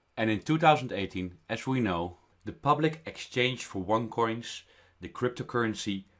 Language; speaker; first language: English; non-native, fluent; Dutch